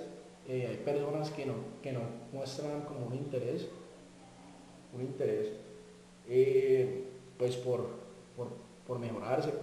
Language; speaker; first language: Spanish; native; Spanish